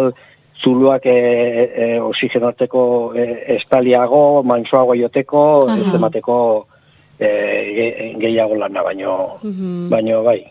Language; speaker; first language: Basque; non-native, local second language; Spanish